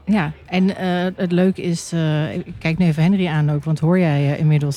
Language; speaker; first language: Dutch; early bilingual, heritage; Dutch